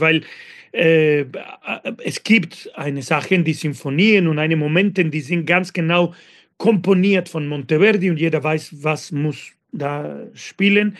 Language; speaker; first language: German; non-native, fluent; Spanish